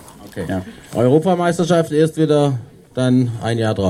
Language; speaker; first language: German; native; German